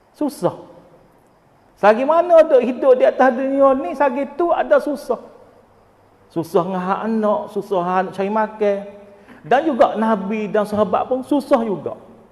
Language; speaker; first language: Malay; native; Malay